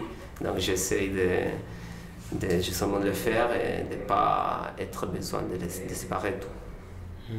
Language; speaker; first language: French; non-native, learner; Spanish